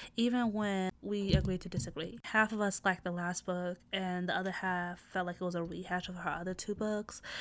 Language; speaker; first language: English; non-native, fluent; Arabic